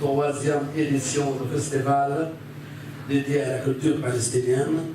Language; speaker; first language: French; non-native, fluent; Arabic